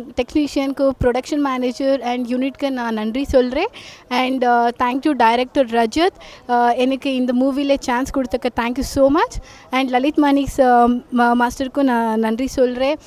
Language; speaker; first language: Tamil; non-native, learner; Kannada